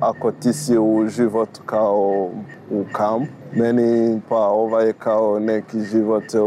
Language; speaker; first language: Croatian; non-native, learner; Rundi